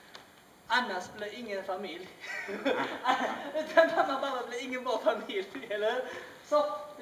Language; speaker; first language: Swedish; non-native, learner; Chinese